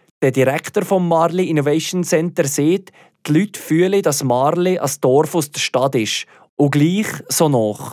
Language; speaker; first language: German; native; German